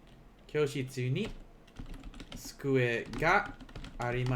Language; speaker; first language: Japanese; non-native, learner; English